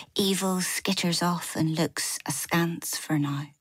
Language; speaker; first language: English; native; English